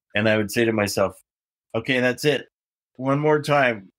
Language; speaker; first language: English; native; English